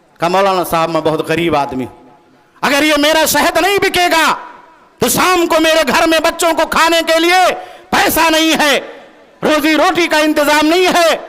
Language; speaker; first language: Urdu; native; Urdu